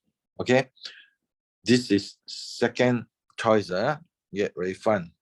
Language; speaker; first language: English; non-native, fluent; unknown